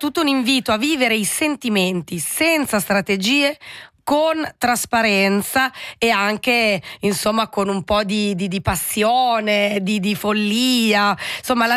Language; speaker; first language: Italian; native; Italian